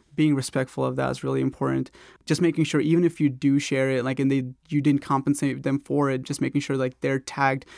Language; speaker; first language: English; non-native, local second language; Telugu